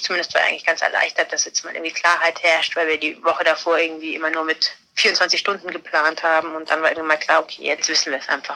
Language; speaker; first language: German; native; German